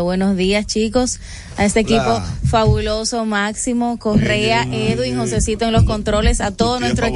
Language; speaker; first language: Spanish; native; Spanish